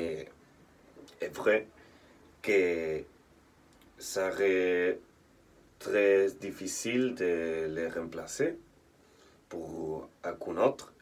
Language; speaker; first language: French; non-native, learner; Spanish